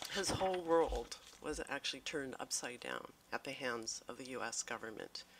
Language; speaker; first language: English; native; English